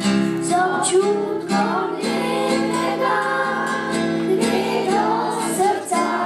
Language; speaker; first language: Slovenian; early bilingual, heritage; Slovenian